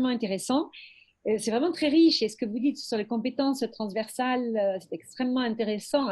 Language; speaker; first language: French; native; French